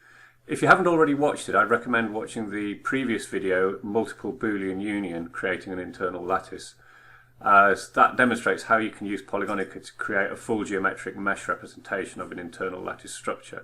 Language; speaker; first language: English; native; English